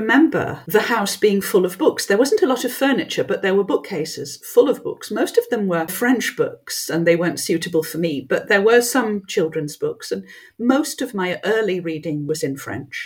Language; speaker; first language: English; non-native, local second language; French